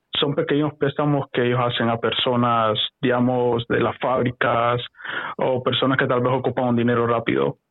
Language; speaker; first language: Spanish; native; Spanish